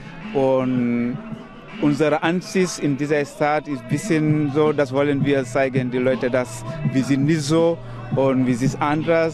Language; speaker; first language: German; non-native, learner; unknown